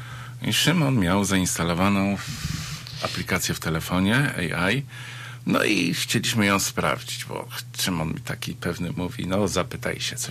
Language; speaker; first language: Polish; native; Polish